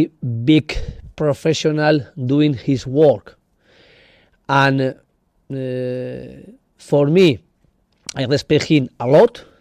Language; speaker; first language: English; non-native, learner; Spanish